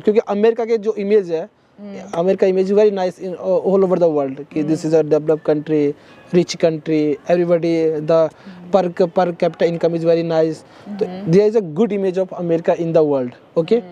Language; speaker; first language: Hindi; native; Hindi